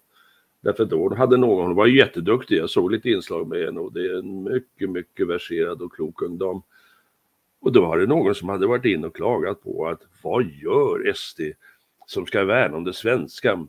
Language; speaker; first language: Swedish; native; Swedish